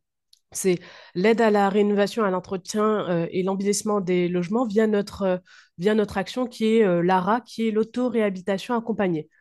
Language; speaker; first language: French; native; French